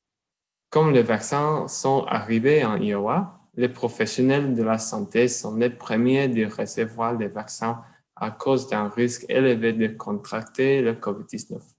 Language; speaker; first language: French; non-native, learner; English